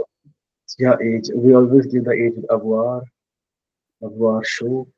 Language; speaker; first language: English; non-native, fluent; Punjabi